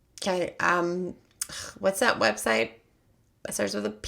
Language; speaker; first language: English; native; English